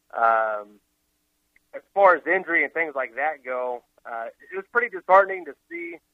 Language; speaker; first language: English; native; English